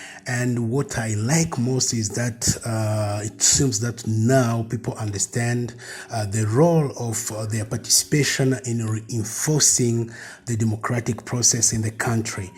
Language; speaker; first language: English; non-native, fluent; Rundi